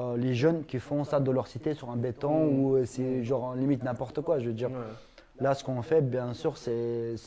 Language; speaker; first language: French; non-native, fluent; Ingush